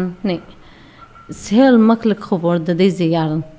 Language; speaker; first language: Dutch; non-native, learner; Arabic